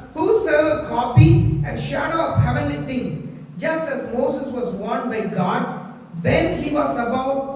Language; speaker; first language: English; non-native, local second language; Telugu